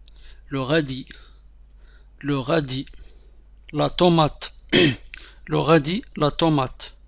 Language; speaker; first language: French; non-native, fluent; Arabic